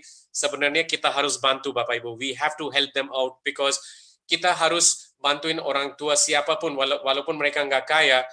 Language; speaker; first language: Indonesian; non-native, fluent; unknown